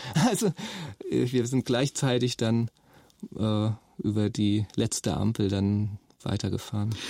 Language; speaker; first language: German; native; German